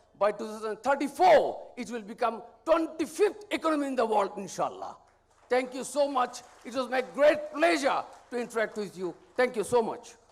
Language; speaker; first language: English; non-native, local second language; Bangla